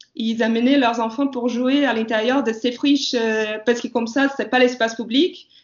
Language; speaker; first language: French; non-native, fluent; Portuguese